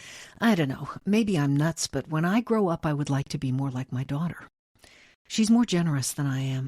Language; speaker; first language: English; native; English